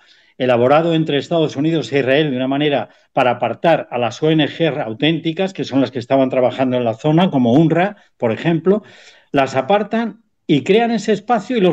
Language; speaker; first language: Spanish; native; Spanish